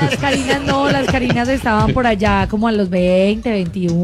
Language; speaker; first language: Spanish; native; Spanish